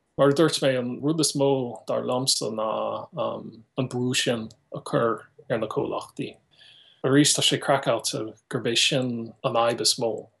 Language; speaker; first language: Irish; non-native, fluent; English